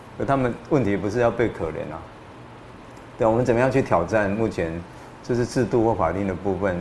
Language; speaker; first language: Chinese; native; Chinese